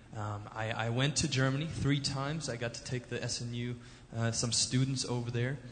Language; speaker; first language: English; early bilingual, other home language; German